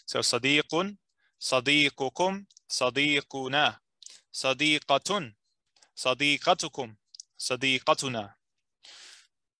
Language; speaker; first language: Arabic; non-native, fluent; English